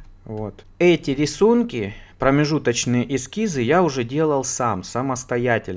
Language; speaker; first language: Russian; native; Russian